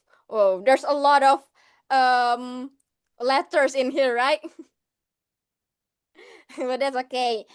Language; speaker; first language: English; non-native, learner; Indonesian